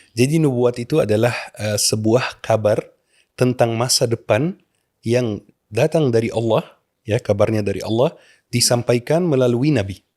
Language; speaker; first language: Indonesian; non-native, fluent; Arabic